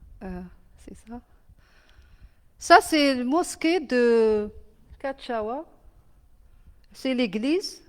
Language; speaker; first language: French; non-native, learner; Arabic